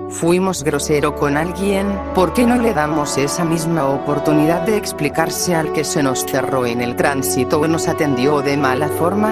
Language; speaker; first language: Spanish; native; Spanish